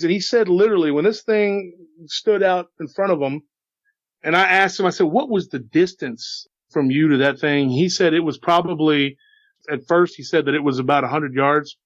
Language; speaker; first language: English; native; English